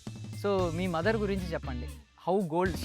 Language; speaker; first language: Telugu; native; Telugu